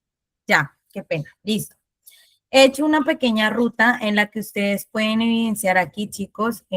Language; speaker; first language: Spanish; native; Spanish